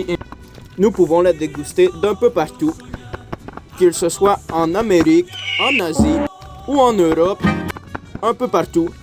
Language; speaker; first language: French; native; French